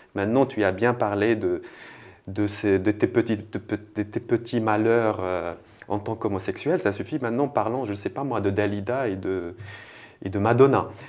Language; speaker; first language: French; non-native, local second language; Arabic